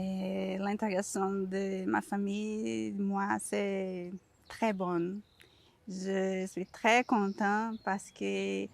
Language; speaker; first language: French; non-native, learner; Portuguese